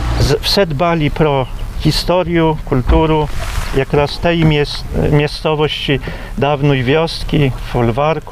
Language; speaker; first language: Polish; non-native, local second language; Belarusian